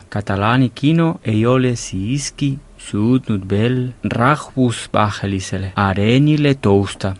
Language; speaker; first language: Estonian; non-native, fluent; Catalan